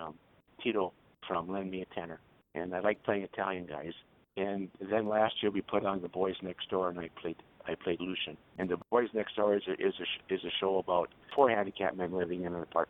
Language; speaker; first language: English; native; English